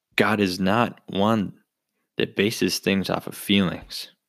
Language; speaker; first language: English; native; English